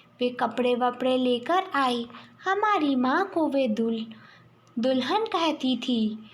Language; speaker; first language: Hindi; native; Hindi